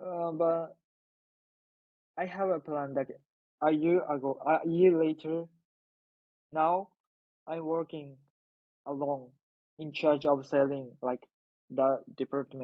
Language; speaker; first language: English; non-native, learner; Japanese